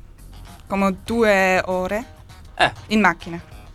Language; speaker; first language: Italian; non-native, learner; German